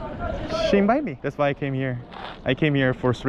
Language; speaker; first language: English; non-native, learner; Korean